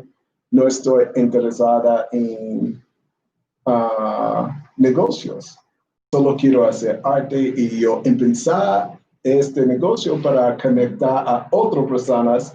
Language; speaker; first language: Spanish; non-native, learner; English